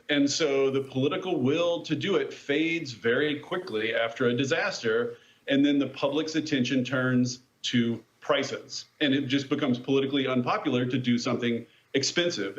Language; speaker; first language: English; native; English